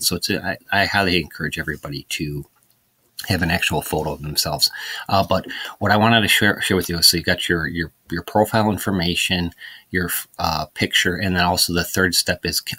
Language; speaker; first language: English; native; English